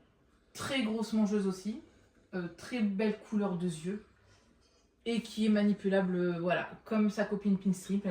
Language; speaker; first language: French; native; French